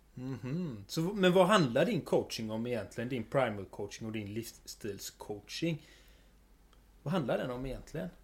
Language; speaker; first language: Swedish; native; Swedish